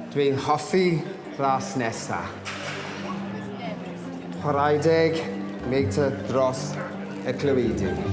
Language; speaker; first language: Welsh; non-native, learner; English